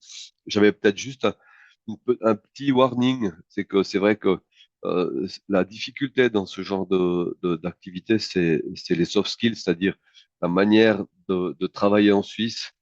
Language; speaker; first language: French; native; French